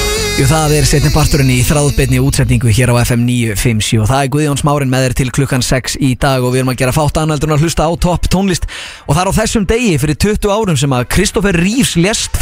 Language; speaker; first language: Icelandic; native; Icelandic